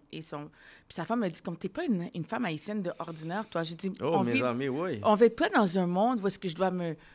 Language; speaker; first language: French; native; French